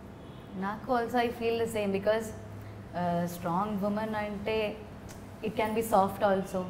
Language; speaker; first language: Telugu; non-native, learner; Malayalam